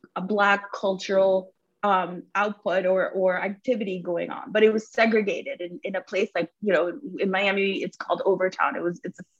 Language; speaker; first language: English; early bilingual, other home language; Spanish